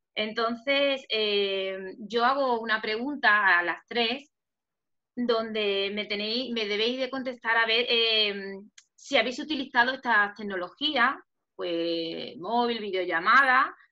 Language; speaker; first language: Spanish; native; Spanish